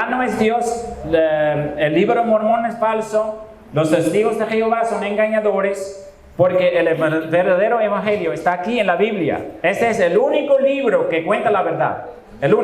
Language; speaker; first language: Spanish; non-native, fluent; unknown